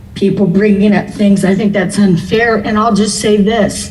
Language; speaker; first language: English; native; English